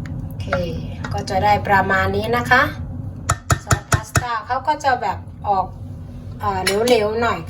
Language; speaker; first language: Thai; native; Thai